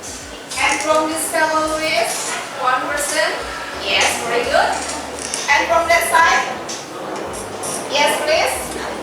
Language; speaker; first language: English; non-native, fluent; Indonesian